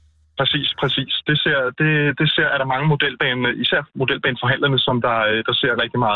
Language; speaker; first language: Danish; native; Danish